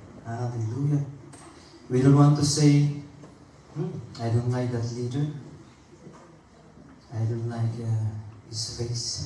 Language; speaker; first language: English; non-native, local second language; Filipino